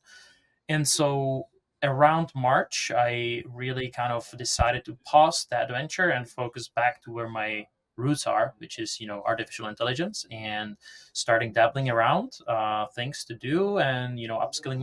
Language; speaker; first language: English; non-native, fluent; Czech